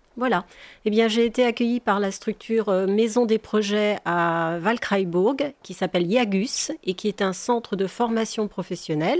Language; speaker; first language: French; native; French